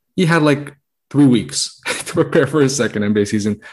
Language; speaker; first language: English; native; English